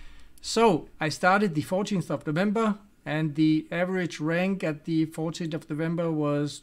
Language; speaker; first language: English; non-native, fluent; Danish